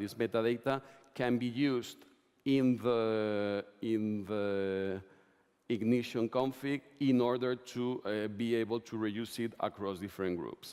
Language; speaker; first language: English; non-native, fluent; Spanish